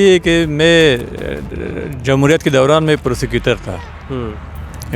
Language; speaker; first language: Hindi; non-native, learner; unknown